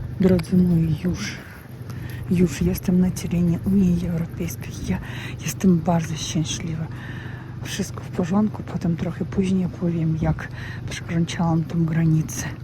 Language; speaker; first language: Polish; non-native, fluent; Russian